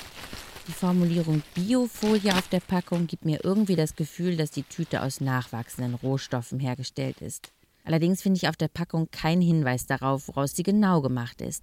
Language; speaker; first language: German; native; German